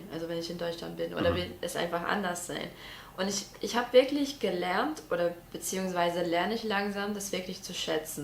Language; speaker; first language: German; non-native, fluent; Latvian